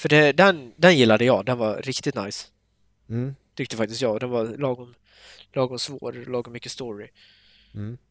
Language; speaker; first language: Swedish; native; Swedish